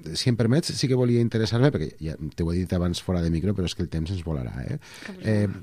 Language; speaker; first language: Catalan; native; Catalan